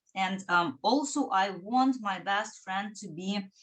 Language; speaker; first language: English; non-native, fluent; Ukrainian